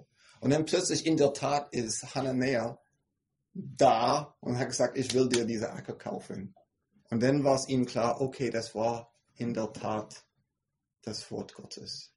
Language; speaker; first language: German; non-native, fluent; English